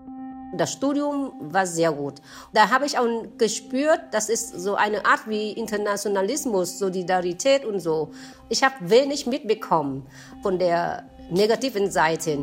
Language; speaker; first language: German; non-native, fluent; Vietnamese